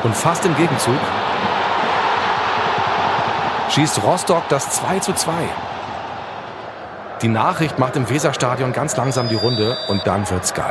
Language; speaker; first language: German; native; German